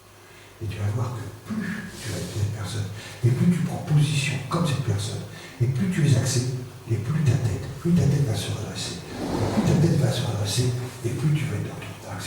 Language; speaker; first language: French; native; French